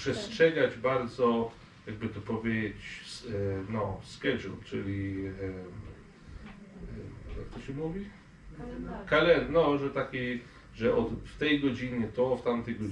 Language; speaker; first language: Polish; non-native, fluent; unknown